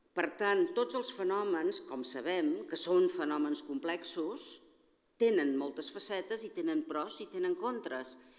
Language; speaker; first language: Catalan; native; Catalan